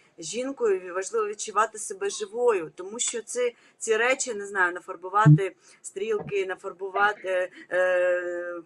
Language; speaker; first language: Ukrainian; non-native, local second language; Russian